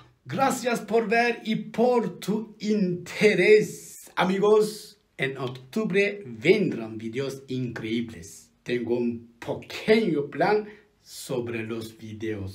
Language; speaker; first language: Spanish; non-native, learner; Turkish